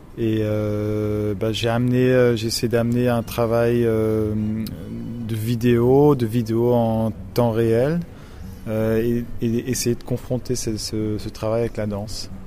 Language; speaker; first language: French; non-native, local second language; German